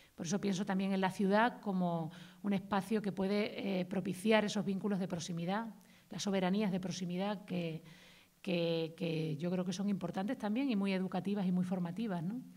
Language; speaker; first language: Spanish; native; Spanish